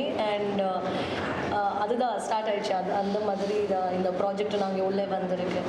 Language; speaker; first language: Tamil; non-native, learner; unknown